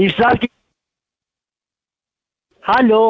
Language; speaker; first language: German; non-native, fluent; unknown